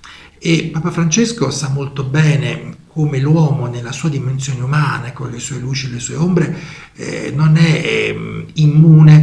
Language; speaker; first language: Italian; native; Italian